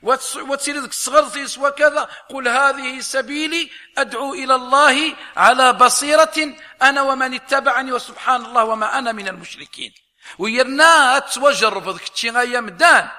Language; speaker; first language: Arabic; non-native, local second language; Kabyle